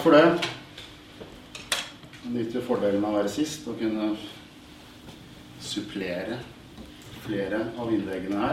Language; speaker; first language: Norwegian; native; Norwegian